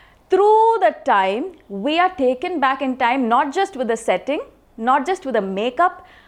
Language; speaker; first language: English; non-native, local second language; Tamil